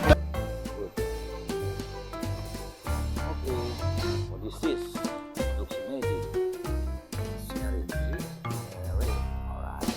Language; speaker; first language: English; non-native, learner; Indonesian